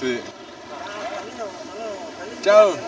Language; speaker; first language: Spanish; non-native, learner; French